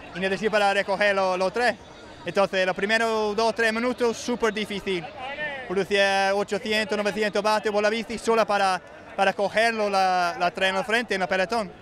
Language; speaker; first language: Spanish; non-native, fluent; English